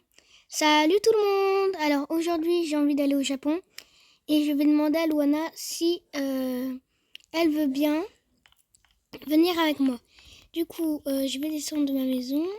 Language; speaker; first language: French; native; French